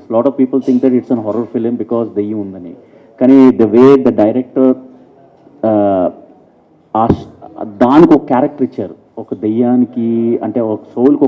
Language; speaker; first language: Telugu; early bilingual, heritage; English